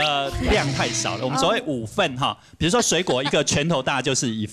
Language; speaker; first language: Chinese; native; Chinese